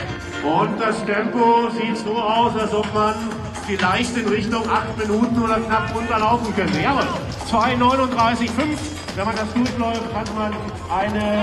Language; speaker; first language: German; native; German